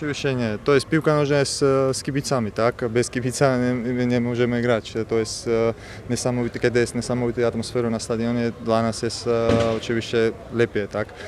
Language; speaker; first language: Polish; non-native, learner; Georgian